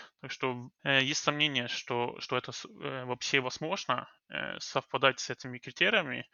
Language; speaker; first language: Russian; non-native, fluent; Norwegian